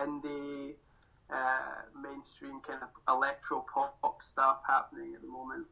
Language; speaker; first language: English; native; English